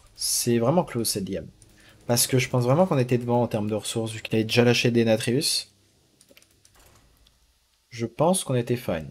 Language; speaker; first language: French; native; French